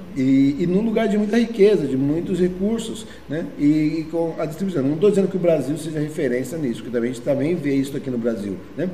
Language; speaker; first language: Portuguese; native; Portuguese